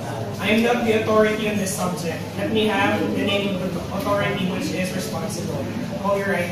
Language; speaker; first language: English; non-native, local second language; Filipino